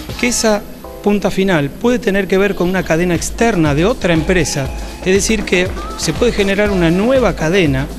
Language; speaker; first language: Spanish; native; Spanish